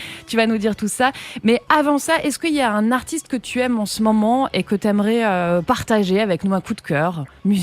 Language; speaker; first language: French; native; French